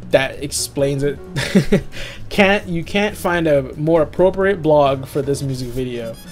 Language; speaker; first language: English; native; English